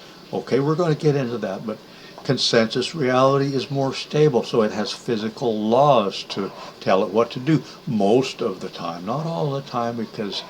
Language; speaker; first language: English; native; English